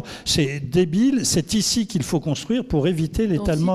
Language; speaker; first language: French; native; French